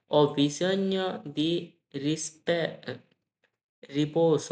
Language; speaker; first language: Italian; non-native, learner; Bangla